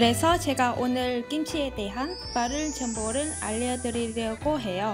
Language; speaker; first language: Korean; non-native, fluent; Vietnamese